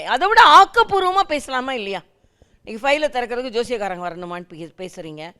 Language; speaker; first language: Tamil; native; Tamil